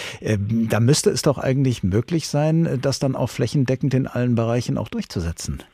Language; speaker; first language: German; native; German